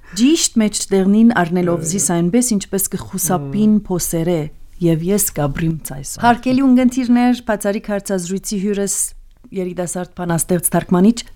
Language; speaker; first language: Armenian; early bilingual, heritage; Armenian